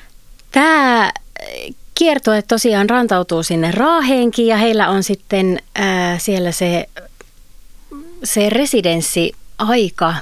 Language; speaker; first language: Finnish; native; Finnish